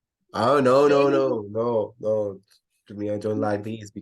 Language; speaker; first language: English; non-native, learner; Spanish